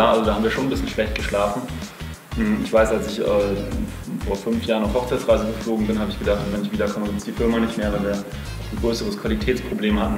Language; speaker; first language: German; native; German